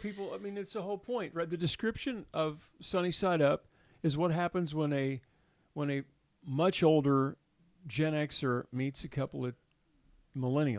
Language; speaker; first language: English; native; English